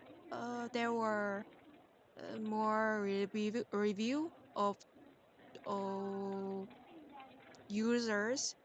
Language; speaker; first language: English; non-native, learner; Korean